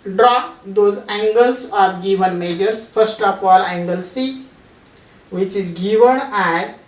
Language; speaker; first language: English; non-native, local second language; Marathi